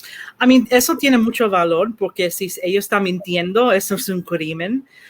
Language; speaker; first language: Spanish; early bilingual, heritage; Spanish